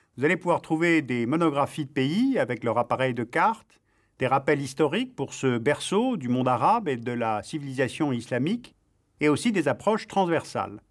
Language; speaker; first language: French; native; French